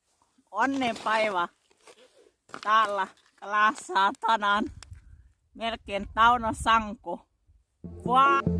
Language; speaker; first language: Finnish; non-native, learner; Thai